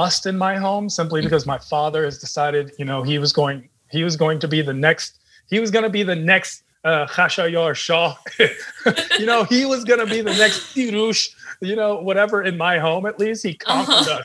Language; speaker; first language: English; native; English